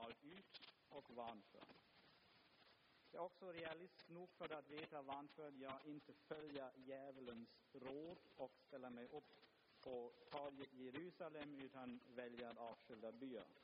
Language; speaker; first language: Swedish; non-native, fluent; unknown